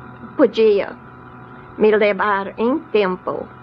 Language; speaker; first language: Portuguese; non-native, fluent; English